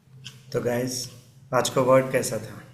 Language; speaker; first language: Hindi; native; Hindi